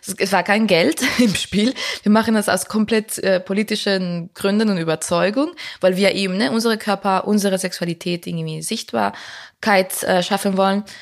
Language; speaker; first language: German; non-native, fluent; Spanish